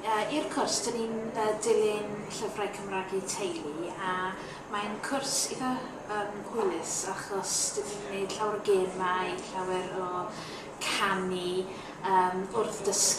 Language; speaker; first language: Welsh; non-native, local second language; English